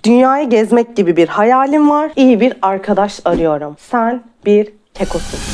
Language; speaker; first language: Turkish; native; Turkish